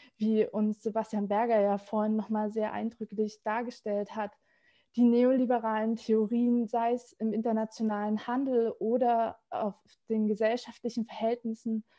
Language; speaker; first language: German; native; German